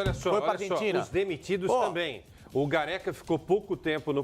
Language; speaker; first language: Portuguese; native; Portuguese